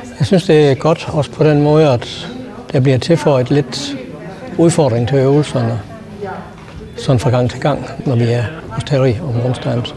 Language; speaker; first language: Danish; native; Danish